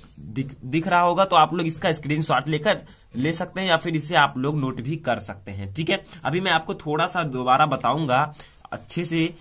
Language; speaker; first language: Hindi; native; Hindi